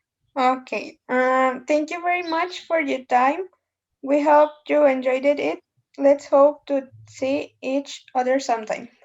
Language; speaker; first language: English; non-native, learner; Spanish